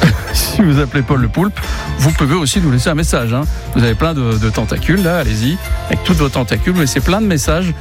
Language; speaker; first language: French; native; French